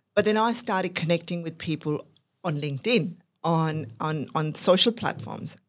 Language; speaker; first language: English; non-native, local second language; Urdu